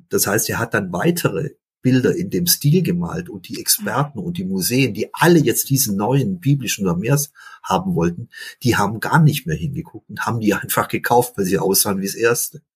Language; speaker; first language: German; early bilingual, other home language; Dutch